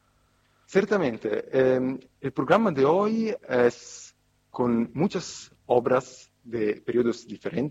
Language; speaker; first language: Spanish; non-native, fluent; Italian